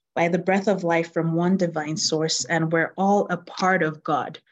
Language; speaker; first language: English; non-native, local second language; Yoruba